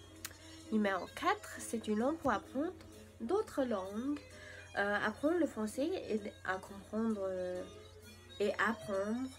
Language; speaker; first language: French; non-native, learner; English